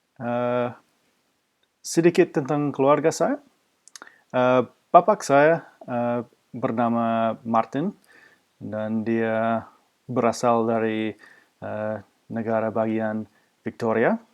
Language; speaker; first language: Indonesian; non-native, fluent; English